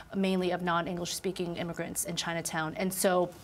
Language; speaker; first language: English; native; English